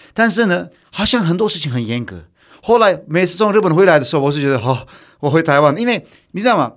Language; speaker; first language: Chinese; non-native, fluent; Turkish